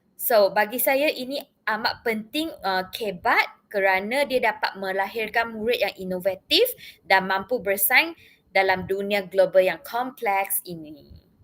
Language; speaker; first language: Malay; non-native, local second language; Chinese